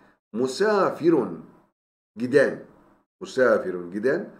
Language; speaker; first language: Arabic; non-native, fluent; Turkish